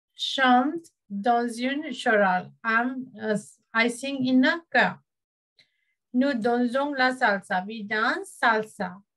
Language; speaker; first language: French; non-native, fluent; Sinhala